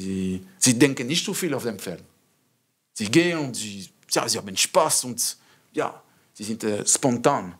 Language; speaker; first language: German; non-native, learner; French